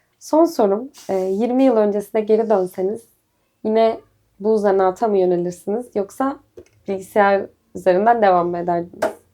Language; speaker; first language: Turkish; native; Turkish